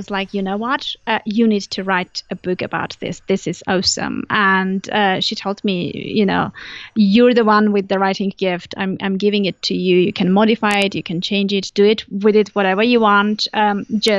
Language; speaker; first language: English; non-native, fluent; Armenian